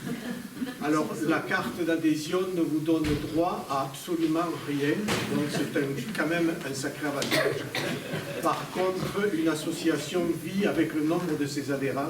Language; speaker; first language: French; native; French